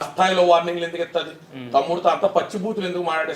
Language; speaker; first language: Telugu; native; Telugu